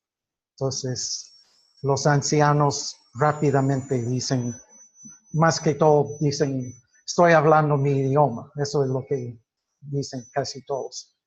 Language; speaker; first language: Spanish; non-native, fluent; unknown